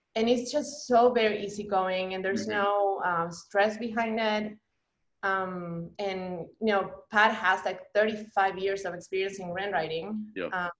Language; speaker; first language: English; non-native, fluent; Spanish